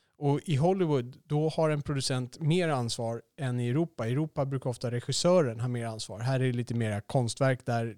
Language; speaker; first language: Swedish; native; Swedish